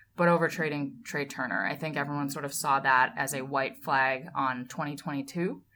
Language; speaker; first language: English; native; English